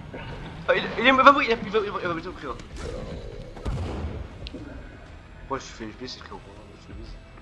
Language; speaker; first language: French; native; French